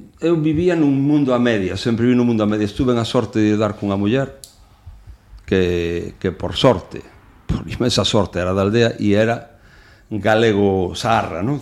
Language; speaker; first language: Galician; non-native, local second language; Spanish